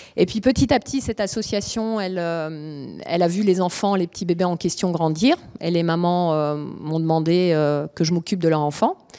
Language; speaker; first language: French; early bilingual, other home language; Romanian